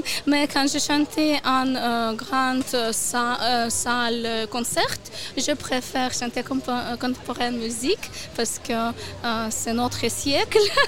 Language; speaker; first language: French; non-native, learner; Ukrainian